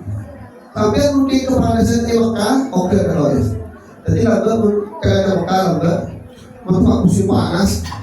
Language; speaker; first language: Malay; non-native, local second language; Javanese